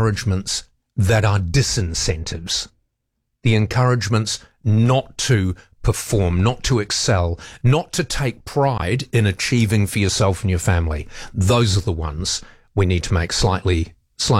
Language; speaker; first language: English; native; English